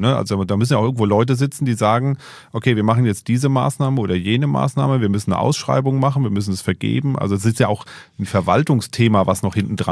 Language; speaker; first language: German; native; German